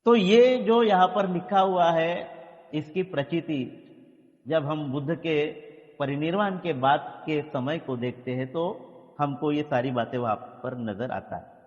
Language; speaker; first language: Hindi; non-native, local second language; Marathi